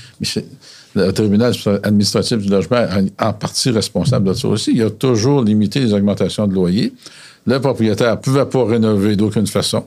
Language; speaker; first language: French; native; French